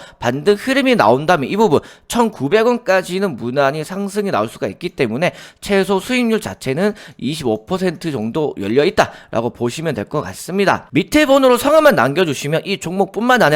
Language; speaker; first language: Korean; native; Korean